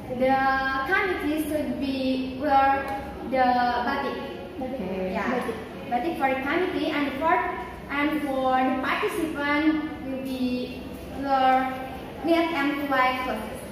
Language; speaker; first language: English; non-native, learner; Indonesian